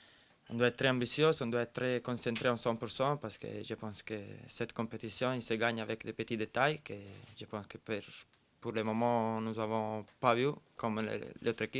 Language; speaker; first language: French; non-native, fluent; Italian